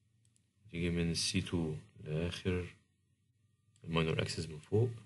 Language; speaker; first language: Arabic; native; Arabic